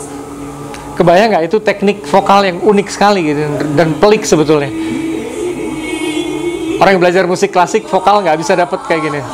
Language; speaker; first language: Indonesian; native; Indonesian